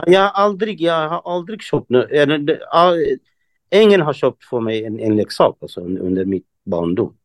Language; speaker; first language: Swedish; non-native, fluent; Kurdish